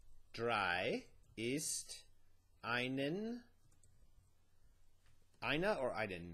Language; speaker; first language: German; non-native, learner; English